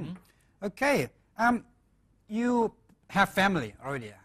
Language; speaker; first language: English; non-native, fluent; Thai